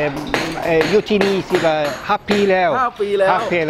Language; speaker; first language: Thai; non-native, learner; English